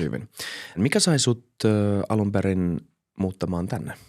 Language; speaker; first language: Finnish; native; Finnish